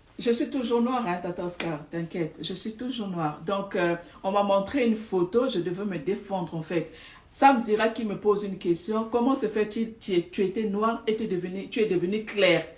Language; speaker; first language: French; non-native, local second language; Lingala